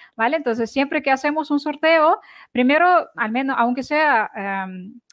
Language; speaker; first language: Spanish; non-native, fluent; Ukrainian